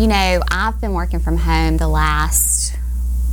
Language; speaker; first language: English; native; English